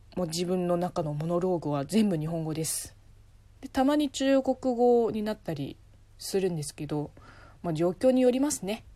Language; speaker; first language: Japanese; non-native, fluent; Chinese